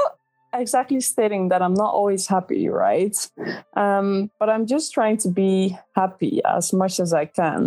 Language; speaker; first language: English; non-native, fluent; Dutch